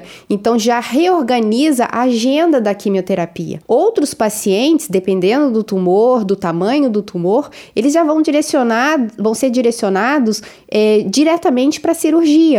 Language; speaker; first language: Portuguese; native; Portuguese